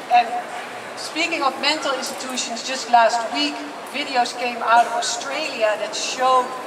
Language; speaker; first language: English; non-native, fluent; Dutch